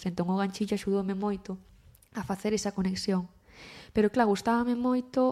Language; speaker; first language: Galician; native; Galician